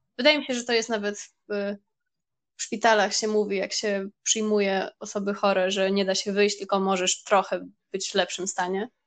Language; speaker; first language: Polish; early bilingual, heritage; Polish